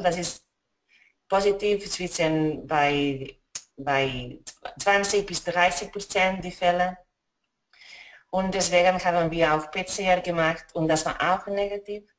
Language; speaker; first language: German; non-native, fluent; Spanish